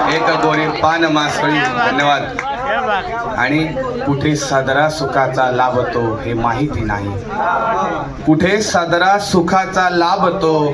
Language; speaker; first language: Marathi; non-native, local second language; Konkani